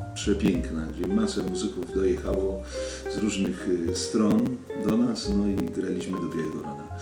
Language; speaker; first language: Polish; native; Polish